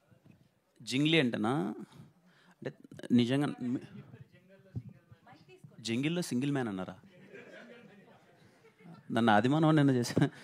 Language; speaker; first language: Telugu; native; Telugu